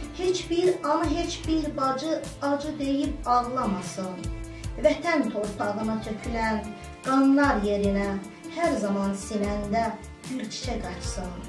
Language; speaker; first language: Azerbaijani; non-native, local second language; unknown